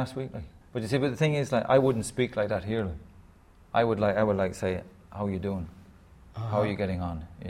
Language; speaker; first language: English; native; English